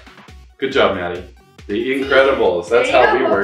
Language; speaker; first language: English; native; English